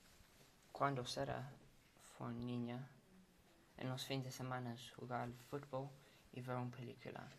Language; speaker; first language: Spanish; non-native, learner; English